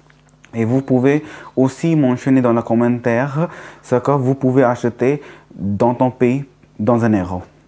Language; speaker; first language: French; non-native, learner; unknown